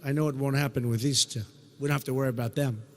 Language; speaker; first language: English; native; English